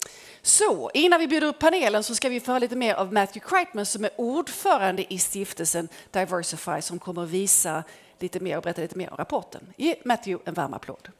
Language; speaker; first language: Swedish; native; Swedish